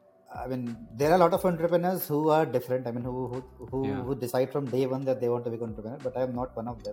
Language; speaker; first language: English; non-native, local second language; Hindi